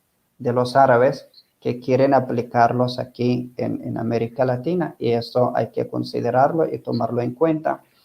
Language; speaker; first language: Spanish; non-native, fluent; Arabic